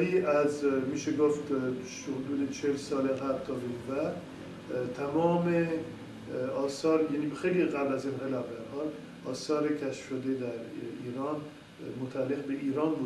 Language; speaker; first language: Persian; non-native, fluent; French